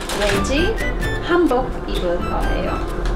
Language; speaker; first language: Korean; non-native, learner; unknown